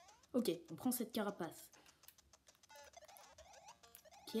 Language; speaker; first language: French; native; French